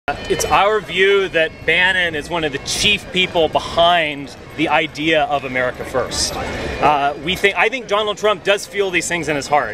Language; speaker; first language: English; native; English